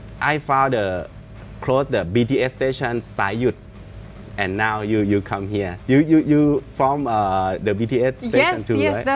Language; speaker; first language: English; non-native, learner; Thai